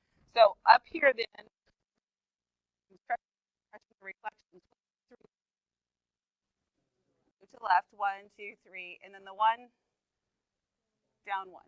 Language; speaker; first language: English; native; English